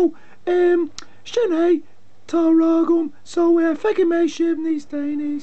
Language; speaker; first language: Irish; non-native, local second language; English